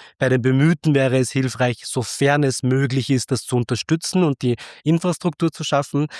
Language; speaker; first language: German; early bilingual, other home language; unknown